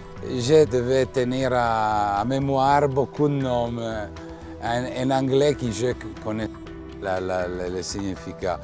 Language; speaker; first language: French; non-native, fluent; Italian